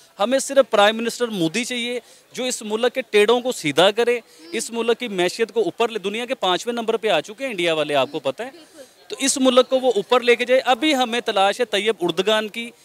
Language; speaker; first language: Urdu; non-native, local second language; Punjabi